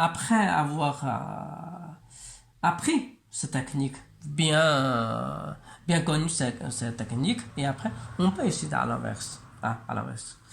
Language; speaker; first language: French; non-native, learner; Chinese